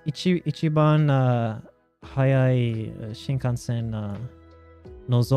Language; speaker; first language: Japanese; non-native, learner; English